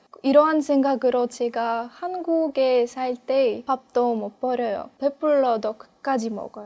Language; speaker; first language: Korean; non-native, fluent; Russian